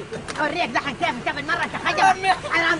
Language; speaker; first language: Arabic; native; Arabic